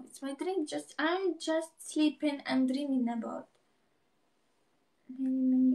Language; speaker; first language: English; non-native, learner; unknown